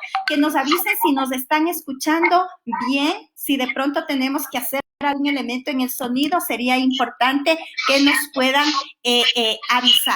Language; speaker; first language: Spanish; native; Spanish